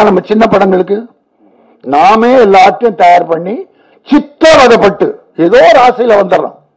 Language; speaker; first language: Tamil; native; Tamil